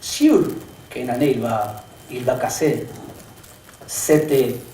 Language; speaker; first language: French; non-native, learner; Spanish